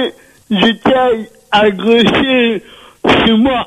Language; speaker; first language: French; non-native, local second language; Réunion Creole French